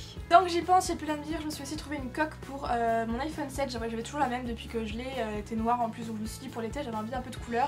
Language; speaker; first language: French; native; French